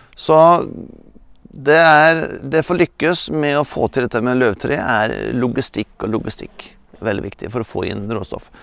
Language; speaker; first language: Swedish; non-native, fluent; Norwegian